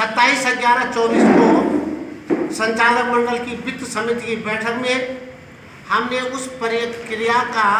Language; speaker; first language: Hindi; native; Hindi